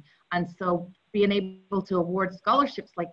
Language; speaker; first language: English; native; English